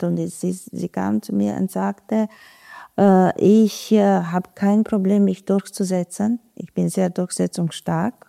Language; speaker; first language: German; non-native, fluent; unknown